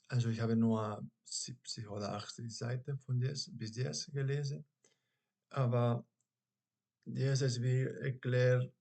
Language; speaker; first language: German; non-native, fluent; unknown